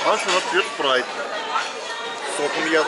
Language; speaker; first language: Russian; native; Russian